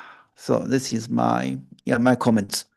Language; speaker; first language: English; non-native, fluent; Chinese